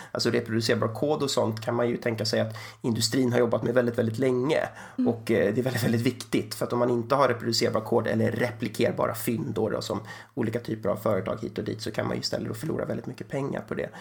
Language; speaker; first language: Swedish; native; Swedish